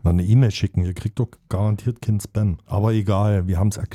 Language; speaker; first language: German; native; German